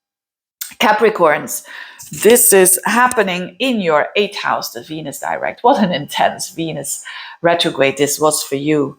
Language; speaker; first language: English; non-native, fluent; Dutch